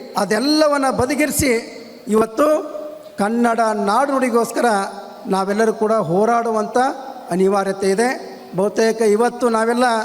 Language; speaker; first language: Kannada; native; Kannada